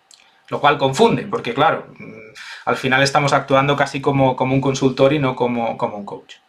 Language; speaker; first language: Spanish; native; Spanish